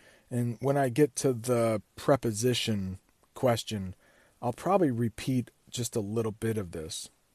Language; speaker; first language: English; native; English